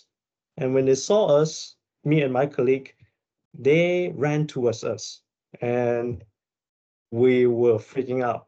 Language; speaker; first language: English; non-native, local second language; Chinese